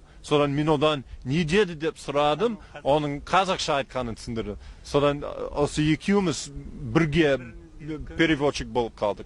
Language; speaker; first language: Kazakh; non-native, fluent; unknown